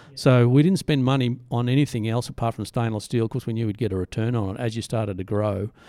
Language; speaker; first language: English; native; English